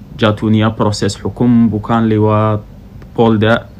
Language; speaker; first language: Indonesian; non-native, fluent; Arabic